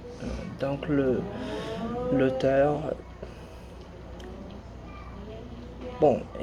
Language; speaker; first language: French; non-native, learner; Portuguese